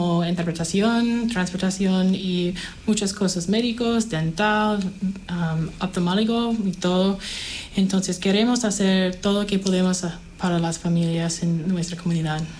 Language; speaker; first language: Spanish; non-native, fluent; English